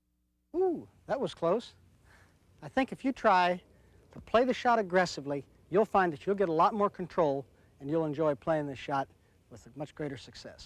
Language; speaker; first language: English; native; English